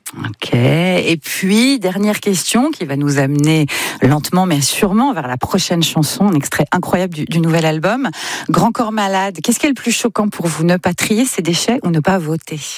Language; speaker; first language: French; native; French